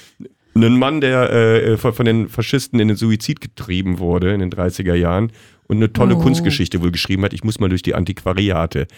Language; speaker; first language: German; native; German